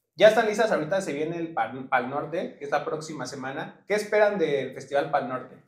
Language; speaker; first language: Spanish; native; Spanish